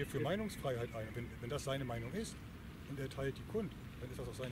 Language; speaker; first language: German; native; German